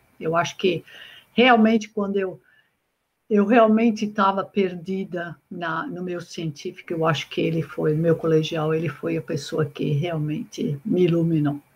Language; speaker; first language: Portuguese; native; Portuguese